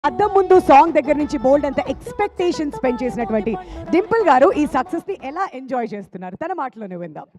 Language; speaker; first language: Telugu; native; Telugu